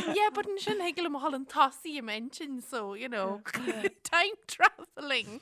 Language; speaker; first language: Irish; native; Irish